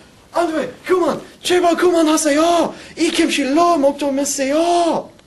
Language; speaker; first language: Korean; non-native, learner; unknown